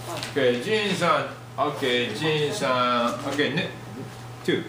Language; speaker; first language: English; non-native, learner; Japanese